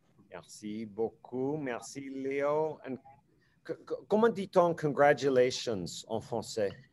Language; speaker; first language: French; non-native, learner; English